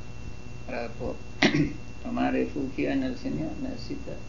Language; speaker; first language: Spanish; non-native, fluent; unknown